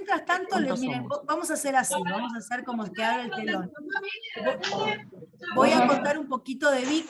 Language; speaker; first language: Spanish; native; Spanish